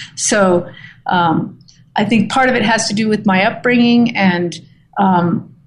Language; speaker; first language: English; native; English